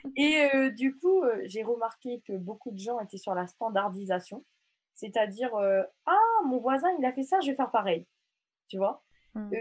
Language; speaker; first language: French; non-native, local second language; Morisyen